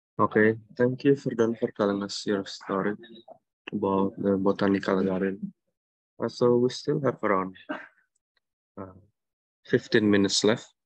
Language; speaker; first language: English; non-native, fluent; Indonesian